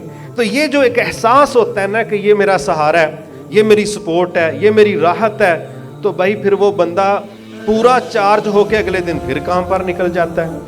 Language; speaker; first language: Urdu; non-native, local second language; Punjabi